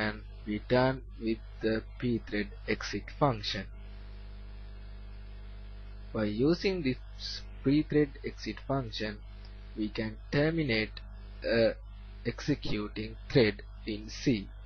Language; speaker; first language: English; non-native, learner; Sinhala